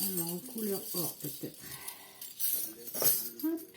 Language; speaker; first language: French; native; French